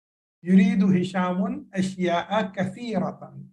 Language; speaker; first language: Arabic; non-native, fluent; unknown